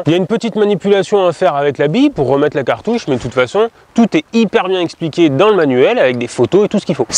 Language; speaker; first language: French; native; French